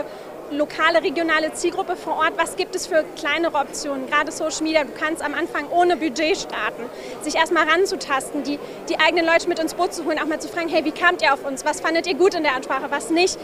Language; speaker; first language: German; native; German